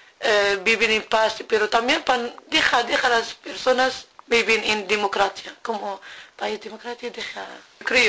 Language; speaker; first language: Spanish; non-native, learner; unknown